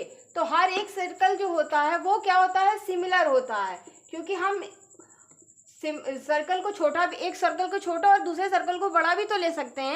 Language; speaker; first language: Hindi; native; Hindi